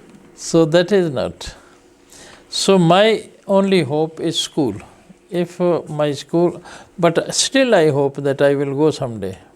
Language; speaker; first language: English; non-native, fluent; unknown